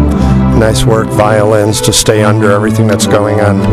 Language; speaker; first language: English; native; English